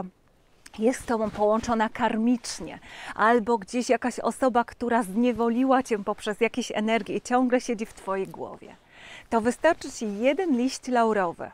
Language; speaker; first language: Polish; native; Polish